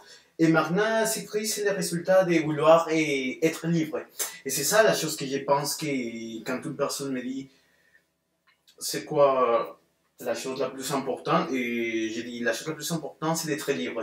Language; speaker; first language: French; non-native, fluent; Spanish